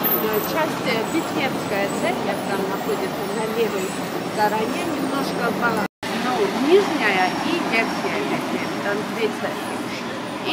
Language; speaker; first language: Russian; non-native, fluent; Georgian